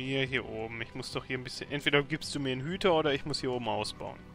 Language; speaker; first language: German; native; German